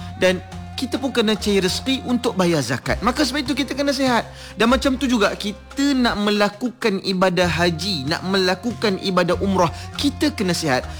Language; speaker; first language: Malay; native; Malay